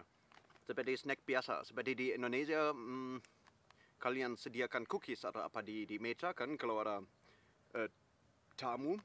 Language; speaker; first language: Indonesian; non-native, fluent; German